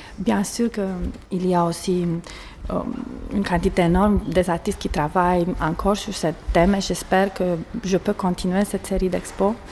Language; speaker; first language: French; non-native, fluent; Portuguese